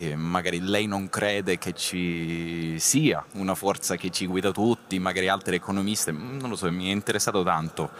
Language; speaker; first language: Italian; non-native, fluent; English